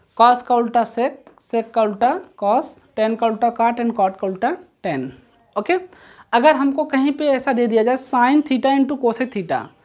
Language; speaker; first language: Hindi; native; Hindi